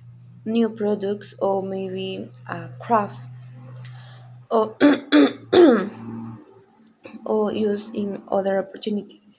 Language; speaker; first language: English; non-native, learner; Spanish